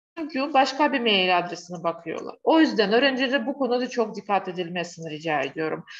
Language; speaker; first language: Turkish; non-native, fluent; Russian